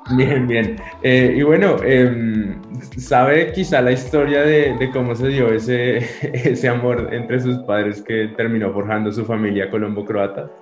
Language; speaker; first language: Spanish; native; Spanish